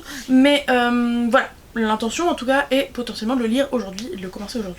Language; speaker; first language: French; native; French